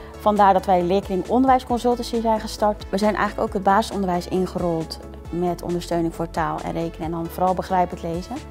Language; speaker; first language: Dutch; native; Dutch